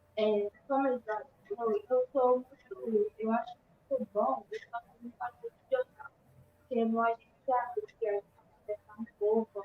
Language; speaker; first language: Portuguese; early bilingual, other home language; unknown